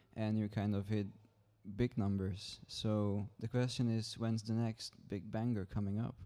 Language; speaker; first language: English; non-native, fluent; Czech